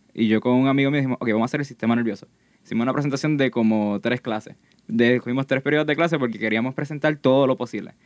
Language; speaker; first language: Spanish; native; Spanish